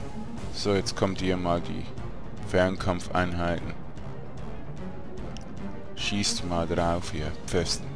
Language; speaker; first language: German; native; German